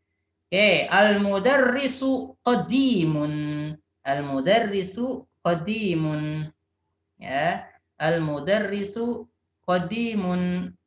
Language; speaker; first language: Arabic; non-native, fluent; Indonesian